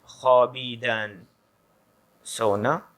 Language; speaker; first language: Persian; non-native, fluent; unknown